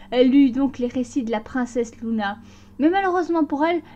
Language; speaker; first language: French; native; French